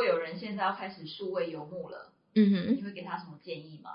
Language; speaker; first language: Chinese; native; Chinese